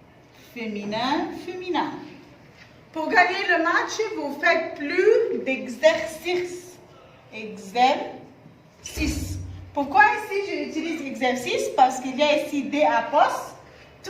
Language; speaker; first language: French; non-native, fluent; Arabic